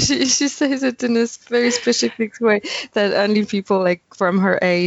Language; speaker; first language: English; non-native, fluent; French